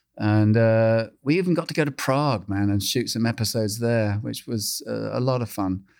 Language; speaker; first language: English; native; English